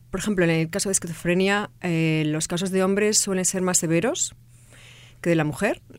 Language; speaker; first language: Spanish; native; Spanish